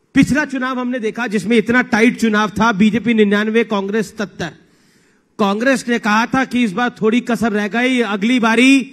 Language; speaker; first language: Hindi; native; Hindi